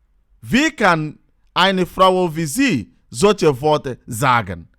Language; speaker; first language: German; non-native, learner; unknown